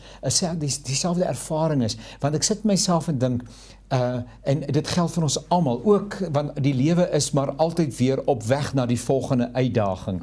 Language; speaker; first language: Afrikaans; native; Afrikaans